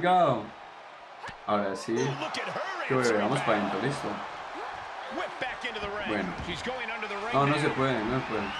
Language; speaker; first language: Spanish; native; Spanish